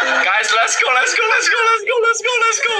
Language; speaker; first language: English; non-native, learner; Chinese